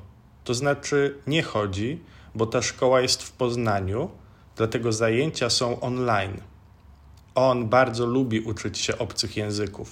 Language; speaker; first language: Polish; non-native, fluent; Czech